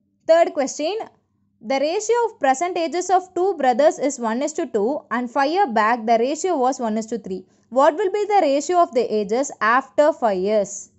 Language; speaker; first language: English; non-native, local second language; Tamil